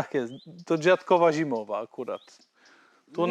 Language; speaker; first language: Polish; native; Polish